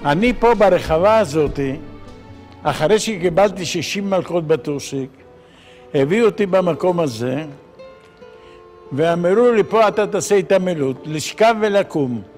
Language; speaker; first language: Hebrew; non-native, fluent; Ladino